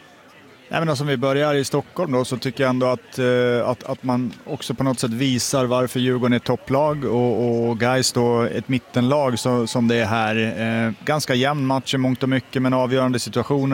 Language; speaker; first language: Swedish; native; Swedish